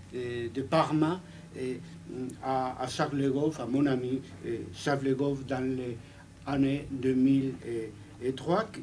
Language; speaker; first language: French; non-native, fluent; Spanish